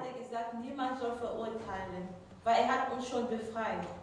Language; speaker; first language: German; non-native, fluent; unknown